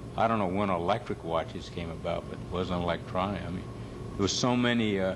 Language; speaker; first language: English; native; English